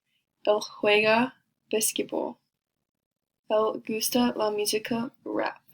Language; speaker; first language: Spanish; non-native, learner; English